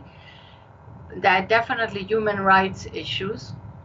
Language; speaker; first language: English; non-native, fluent; Hebrew